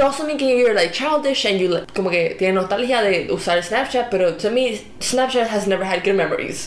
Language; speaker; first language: English; non-native, local second language; Spanish